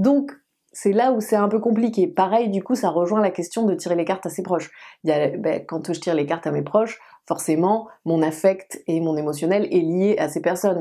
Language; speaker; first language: French; native; French